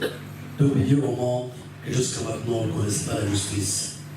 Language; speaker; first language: French; non-native, fluent; Arabic